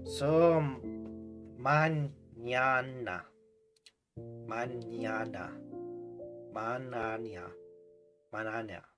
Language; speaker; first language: Spanish; non-native, learner; English